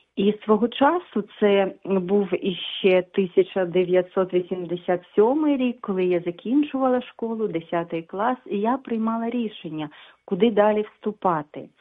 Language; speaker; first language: Ukrainian; non-native, local second language; Russian